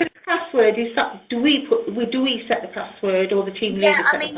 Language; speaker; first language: English; native; English